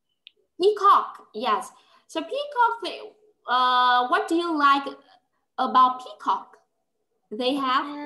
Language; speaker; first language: English; non-native, fluent; Vietnamese